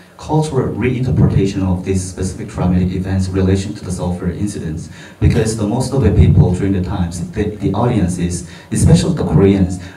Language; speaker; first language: English; non-native, fluent; Korean